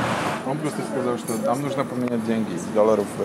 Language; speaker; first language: Russian; non-native, learner; Polish